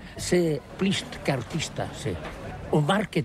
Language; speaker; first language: French; non-native, learner; Catalan